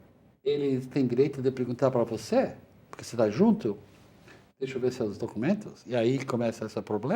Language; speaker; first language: Portuguese; non-native, fluent; Spanish